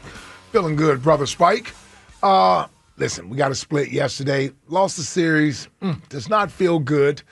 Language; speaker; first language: English; native; English